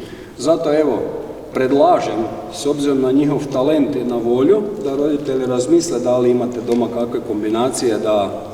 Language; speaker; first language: Croatian; native; Croatian